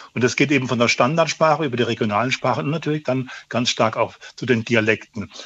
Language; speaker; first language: German; native; German